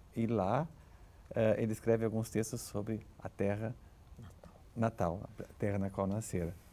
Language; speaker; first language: Portuguese; native; Portuguese